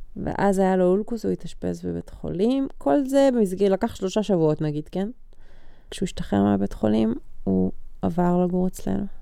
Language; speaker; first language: Hebrew; native; Hebrew